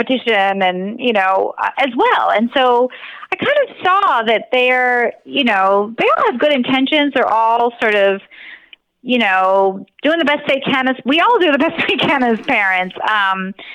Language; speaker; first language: English; native; English